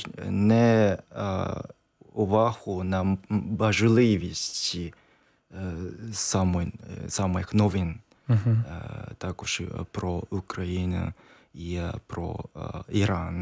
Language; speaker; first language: Ukrainian; non-native, learner; Japanese